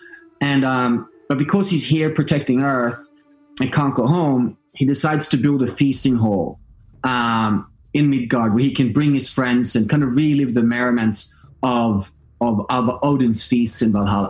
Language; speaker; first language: English; non-native, fluent; Norwegian